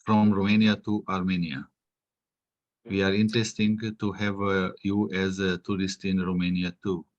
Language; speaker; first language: English; non-native, fluent; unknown